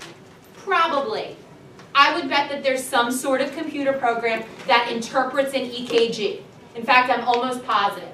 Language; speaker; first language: English; native; English